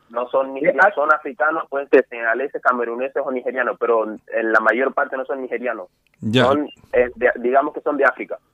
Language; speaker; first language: Spanish; non-native, fluent; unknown